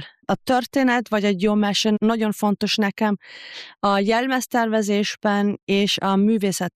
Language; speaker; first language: Hungarian; non-native, learner; German